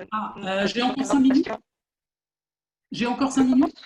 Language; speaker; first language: French; native; French